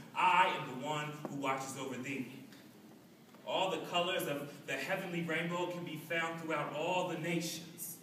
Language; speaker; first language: English; native; English